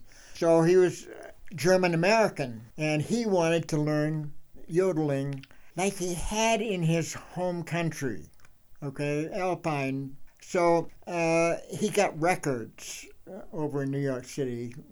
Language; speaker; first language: English; native; English